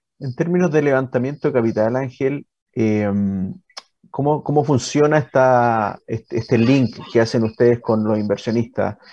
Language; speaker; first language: Spanish; native; Spanish